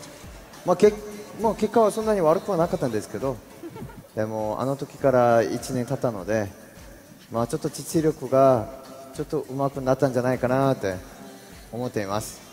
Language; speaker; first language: Japanese; non-native, fluent; Korean